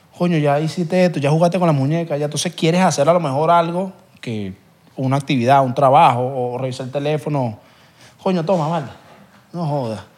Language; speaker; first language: Spanish; native; Spanish